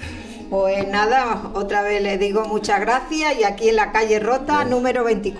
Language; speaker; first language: Spanish; native; Spanish